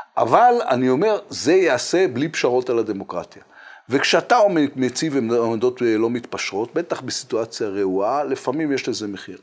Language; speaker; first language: Hebrew; native; Hebrew